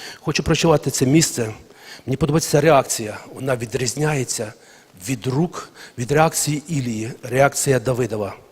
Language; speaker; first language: Ukrainian; non-native, local second language; Russian